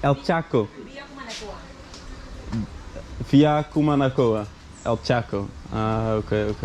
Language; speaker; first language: Spanish; non-native, learner; Dutch